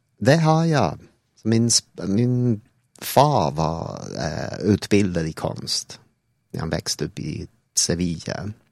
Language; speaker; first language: Swedish; non-native, fluent; English